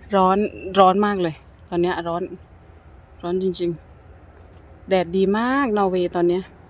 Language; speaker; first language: Thai; native; Thai